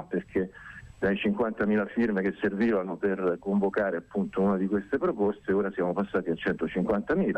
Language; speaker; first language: Italian; native; Italian